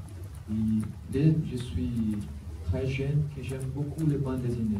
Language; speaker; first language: French; non-native, learner; Portuguese